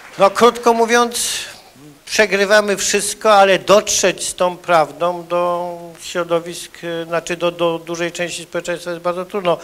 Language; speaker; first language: Polish; native; Polish